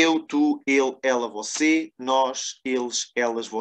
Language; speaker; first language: Portuguese; non-native, fluent; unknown